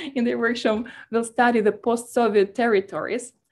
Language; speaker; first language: English; non-native, fluent; Russian